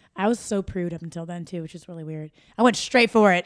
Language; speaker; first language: English; native; English